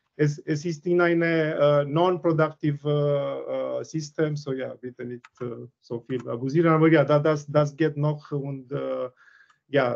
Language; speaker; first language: German; non-native, learner; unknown